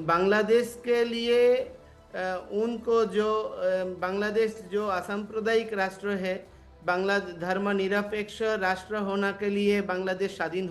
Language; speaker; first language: Hindi; non-native, learner; Bangla